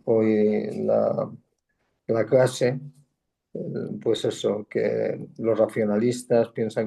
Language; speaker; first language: Spanish; native; Spanish